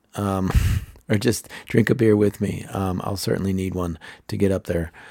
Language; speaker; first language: English; native; English